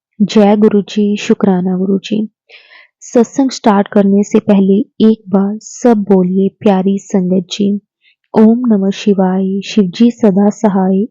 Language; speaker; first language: Hindi; native; Hindi